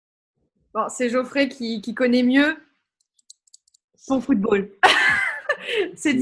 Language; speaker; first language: French; native; French